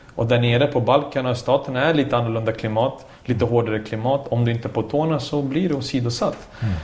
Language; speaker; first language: Swedish; early bilingual, other home language; Serbian